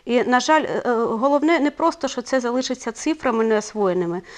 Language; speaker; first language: Ukrainian; non-native, local second language; Russian